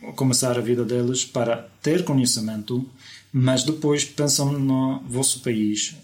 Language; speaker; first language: Portuguese; non-native, fluent; Arabic